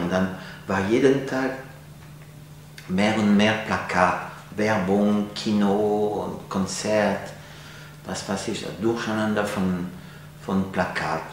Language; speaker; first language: German; non-native, fluent; French